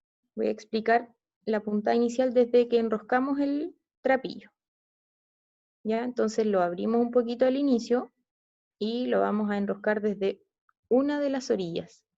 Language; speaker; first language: Spanish; native; Spanish